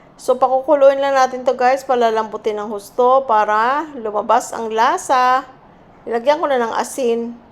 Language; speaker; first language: Filipino; native; Filipino